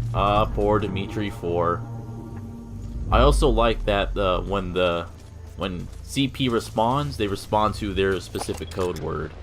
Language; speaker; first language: English; native; English